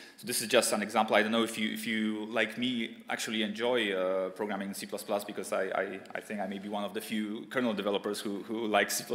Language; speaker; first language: English; non-native, fluent; Polish